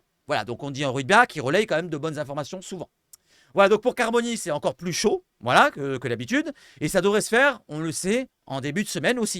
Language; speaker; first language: French; native; French